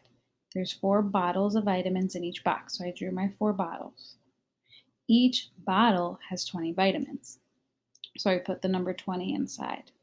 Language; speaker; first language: English; native; English